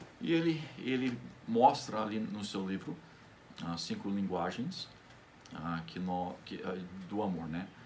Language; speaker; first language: Portuguese; non-native, fluent; English